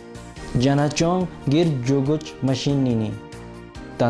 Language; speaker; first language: Kyrgyz; non-native, learner; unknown